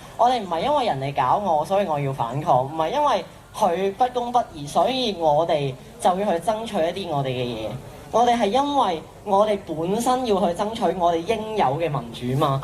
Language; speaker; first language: Cantonese; native; Cantonese